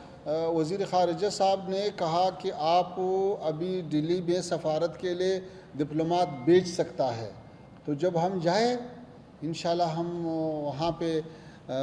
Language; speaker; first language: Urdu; non-native, fluent; Pashto